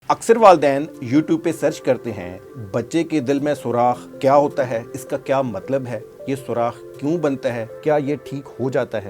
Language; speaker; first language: Urdu; native; Urdu